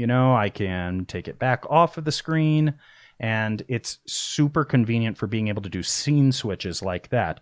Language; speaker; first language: English; native; English